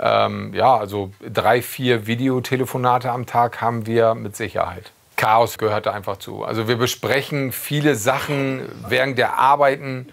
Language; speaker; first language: German; native; German